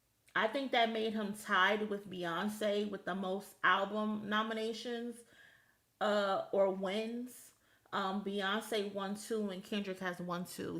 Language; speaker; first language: English; native; English